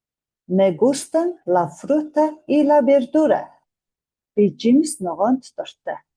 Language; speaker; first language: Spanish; non-native, fluent; Mongolian